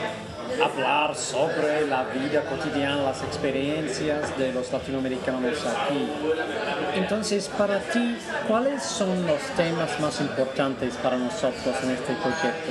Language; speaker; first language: Spanish; non-native, fluent; English